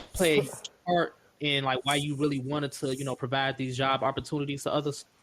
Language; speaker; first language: English; native; English